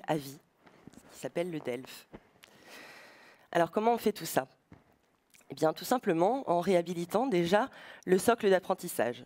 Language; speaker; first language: French; native; French